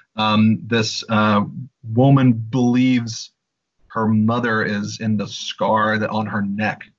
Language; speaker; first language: English; native; English